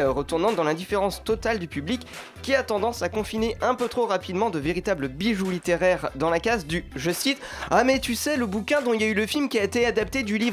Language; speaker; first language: French; native; French